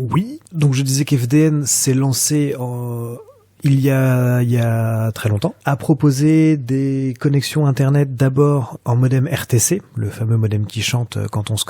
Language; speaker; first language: French; native; French